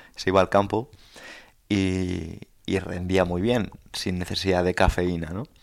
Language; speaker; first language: Spanish; native; Spanish